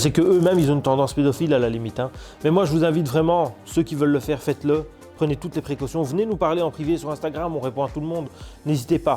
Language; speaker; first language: French; native; French